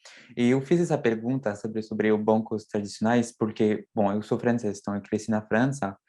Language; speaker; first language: Portuguese; non-native, fluent; French